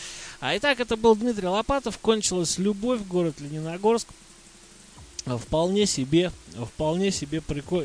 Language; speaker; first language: Russian; native; Russian